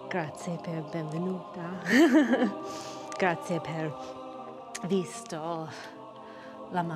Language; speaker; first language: Italian; non-native, learner; English